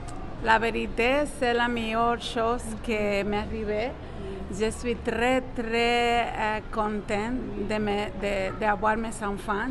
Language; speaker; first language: French; non-native, learner; Spanish